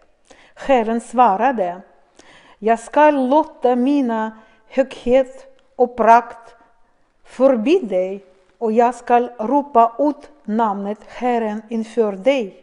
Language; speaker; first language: Swedish; non-native, fluent; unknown